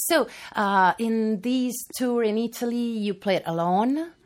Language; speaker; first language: English; non-native, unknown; Italian